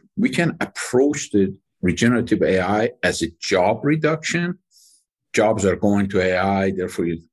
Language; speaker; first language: English; non-native, fluent; Persian